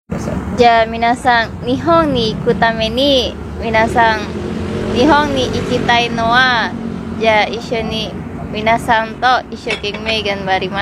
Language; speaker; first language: Japanese; non-native, learner; Indonesian